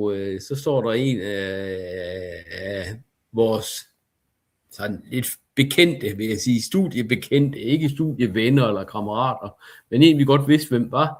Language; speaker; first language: Danish; native; Danish